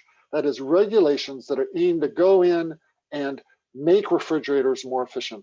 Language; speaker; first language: English; native; English